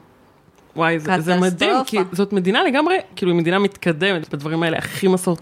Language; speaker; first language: Hebrew; native; Hebrew